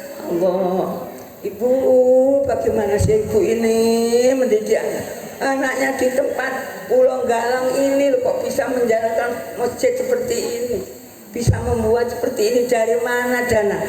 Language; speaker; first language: Indonesian; non-native, local second language; Javanese